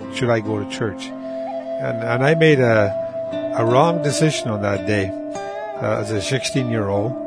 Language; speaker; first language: English; non-native, fluent; Cree